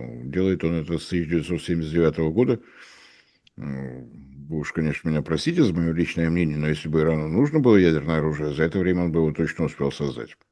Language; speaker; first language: Russian; native; Russian